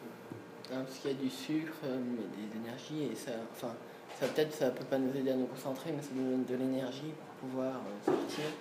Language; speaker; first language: French; non-native, fluent; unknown